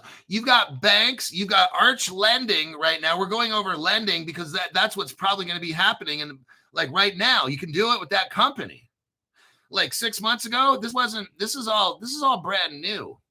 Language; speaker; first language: English; native; English